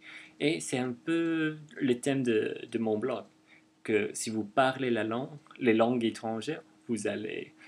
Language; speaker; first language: French; non-native, fluent; English